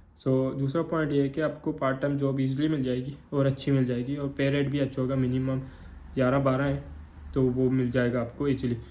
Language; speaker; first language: Urdu; non-native, local second language; Northern Hindko